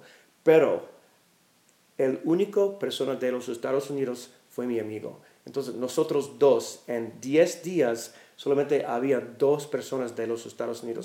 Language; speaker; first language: Spanish; non-native, fluent; English